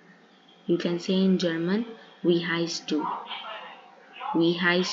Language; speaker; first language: German; non-native, learner; Urdu